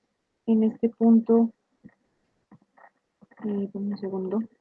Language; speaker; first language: Spanish; native; Spanish